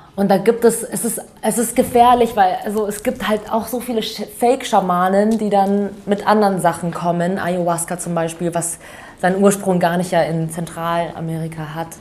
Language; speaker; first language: German; early bilingual, other home language; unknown